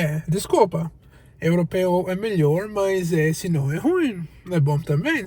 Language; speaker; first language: Portuguese; non-native, learner; Croatian